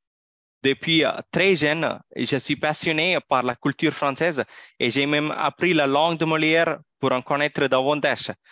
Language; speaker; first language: French; non-native, fluent; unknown